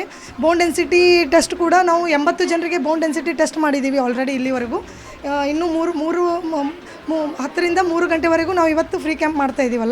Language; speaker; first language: Kannada; native; Kannada